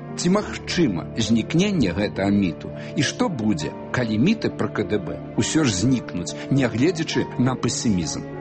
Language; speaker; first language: Belarusian; native; Belarusian